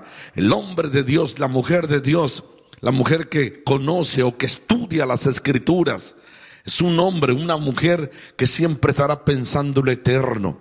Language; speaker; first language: Spanish; native; Spanish